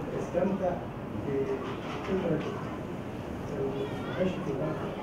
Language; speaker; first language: Arabic; non-native, learner; Thai